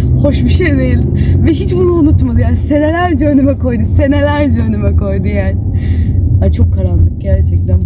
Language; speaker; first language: Turkish; native; Turkish